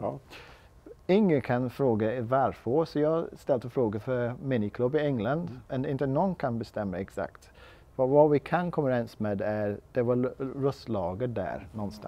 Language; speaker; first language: Swedish; non-native, learner; English